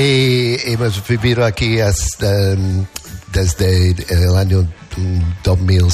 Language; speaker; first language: Spanish; non-native, learner; English